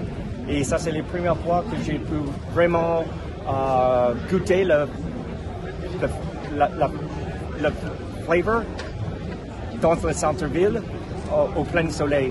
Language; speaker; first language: French; non-native, fluent; English